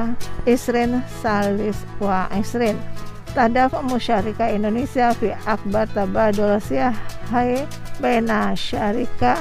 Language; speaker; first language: Arabic; non-native, fluent; Indonesian